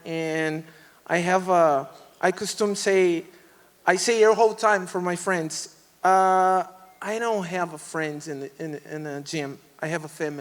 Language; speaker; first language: English; non-native, learner; Portuguese